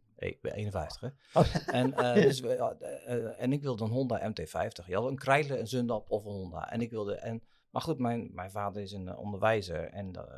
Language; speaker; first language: Dutch; native; Dutch